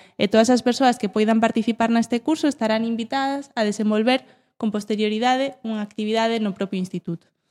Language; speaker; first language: Galician; non-native, local second language; Spanish